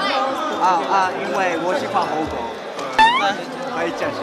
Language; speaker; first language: Chinese; non-native, learner; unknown